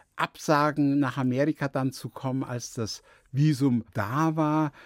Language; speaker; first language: German; early bilingual, other home language; Yiddish